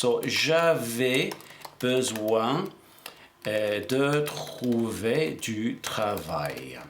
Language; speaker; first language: French; non-native, fluent; English